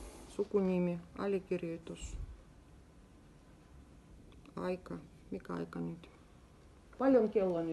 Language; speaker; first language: Finnish; non-native, learner; Russian